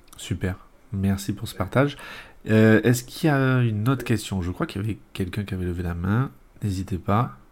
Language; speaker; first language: French; native; French